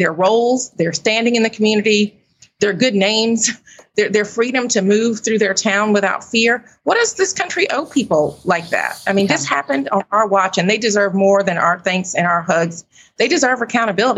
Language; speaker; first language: English; native; English